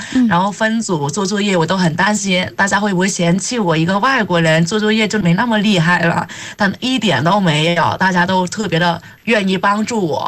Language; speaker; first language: Chinese; non-native, fluent; Vietnamese